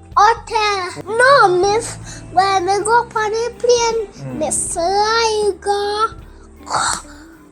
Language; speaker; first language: English; non-native, local second language; Jamaican Creole English